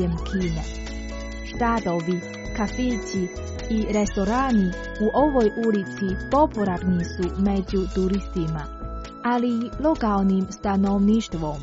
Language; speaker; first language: Croatian; native; Croatian